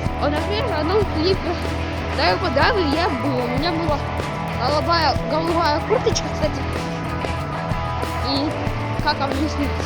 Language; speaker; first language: Russian; non-native, local second language; Ukrainian